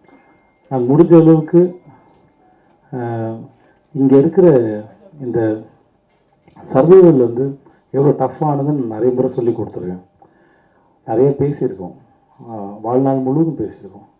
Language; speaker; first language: Tamil; native; Tamil